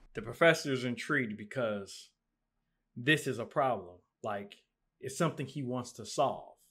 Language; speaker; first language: English; native; English